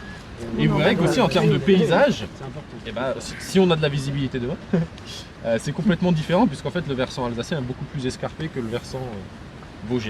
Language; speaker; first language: French; native; French